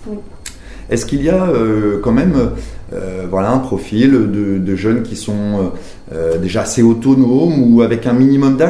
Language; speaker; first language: French; native; French